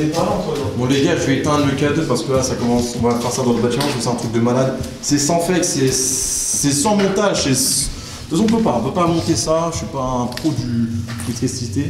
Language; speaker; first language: French; native; French